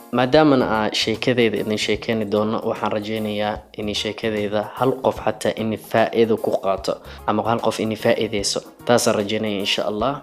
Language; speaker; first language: Somali; early bilingual, heritage; Somali